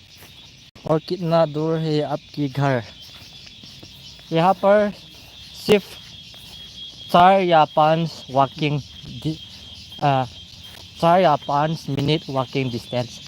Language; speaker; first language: Hindi; non-native, local second language; Thado Chin